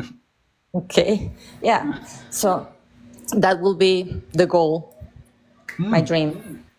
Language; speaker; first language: English; non-native, fluent; Spanish